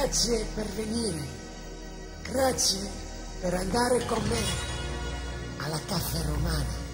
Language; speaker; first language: Italian; non-native, learner; French